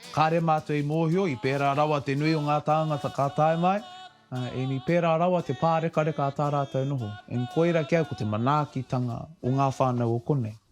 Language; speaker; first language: Māori; native; Māori